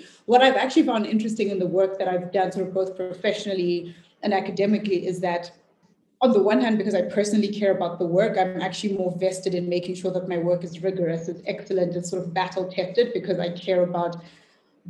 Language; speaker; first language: English; non-native, local second language; Shona